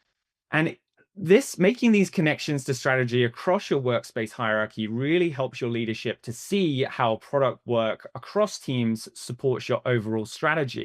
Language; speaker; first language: English; native; English